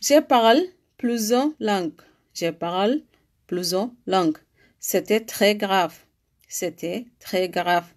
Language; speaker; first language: French; non-native, learner; Arabic